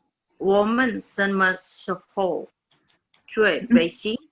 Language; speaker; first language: Chinese; non-native, learner; Indonesian